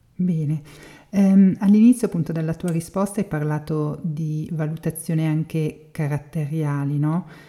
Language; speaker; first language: Italian; native; Italian